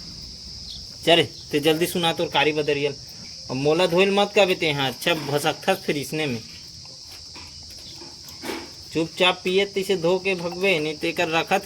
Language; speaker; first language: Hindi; non-native, local second language; Chhattisgarhi